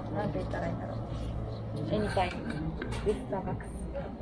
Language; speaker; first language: Japanese; native; Japanese